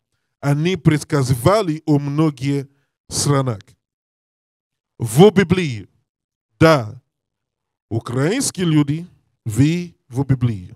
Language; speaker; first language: Russian; non-native, learner; English